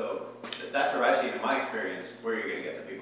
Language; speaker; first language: English; non-native, fluent; Portuguese